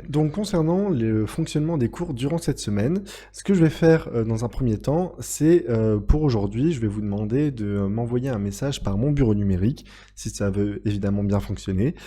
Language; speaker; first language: French; native; French